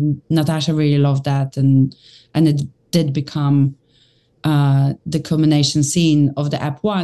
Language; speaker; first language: English; native; English